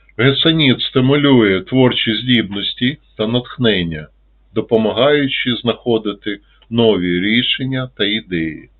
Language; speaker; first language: Ukrainian; non-native, local second language; Russian